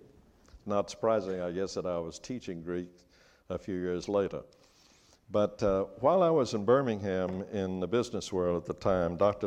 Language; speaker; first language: English; native; English